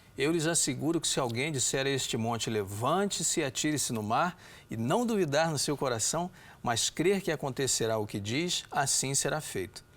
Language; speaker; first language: Portuguese; native; Portuguese